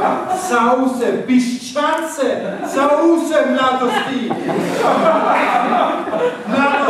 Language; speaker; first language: Slovenian; non-native, learner; German